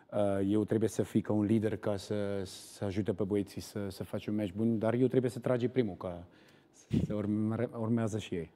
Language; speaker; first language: Romanian; non-native, learner; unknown